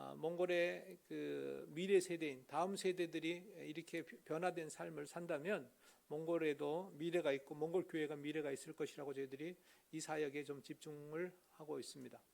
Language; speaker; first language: Korean; native; Korean